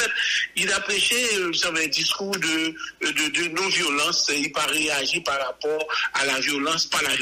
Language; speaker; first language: French; non-native, local second language; Haitian Creole